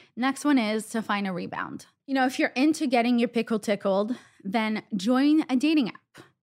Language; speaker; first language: English; non-native, fluent; Hebrew